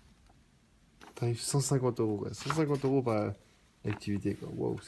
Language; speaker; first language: French; early bilingual, other home language; Japanese